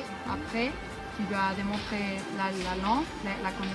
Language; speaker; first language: French; non-native, fluent; Spanish